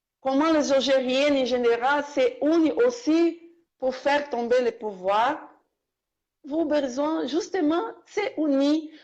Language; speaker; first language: French; non-native, learner; Portuguese